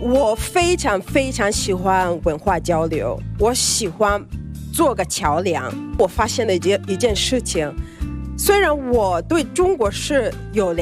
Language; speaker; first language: Chinese; non-native, fluent; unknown